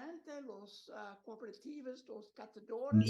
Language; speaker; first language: Spanish; non-native, learner; Portuguese